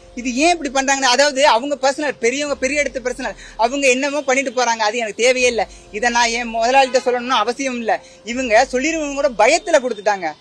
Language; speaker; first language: Tamil; native; Tamil